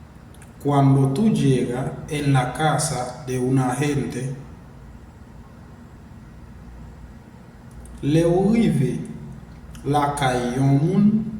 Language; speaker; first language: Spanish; non-native, fluent; Haitian Creole